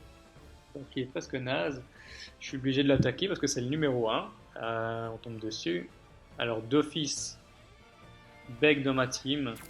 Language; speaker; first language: French; native; French